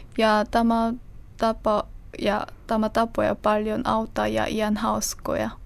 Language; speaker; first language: Finnish; non-native, learner; Korean